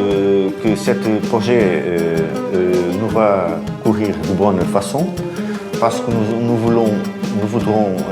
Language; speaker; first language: French; non-native, fluent; Portuguese